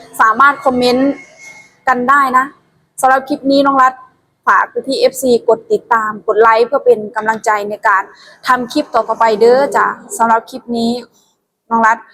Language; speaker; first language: Thai; non-native, local second language; Lao